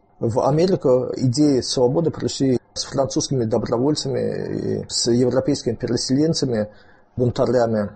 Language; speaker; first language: Russian; non-native, local second language; Azerbaijani